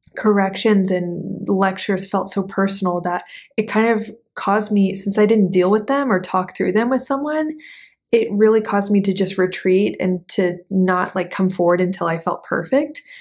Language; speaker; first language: English; native; English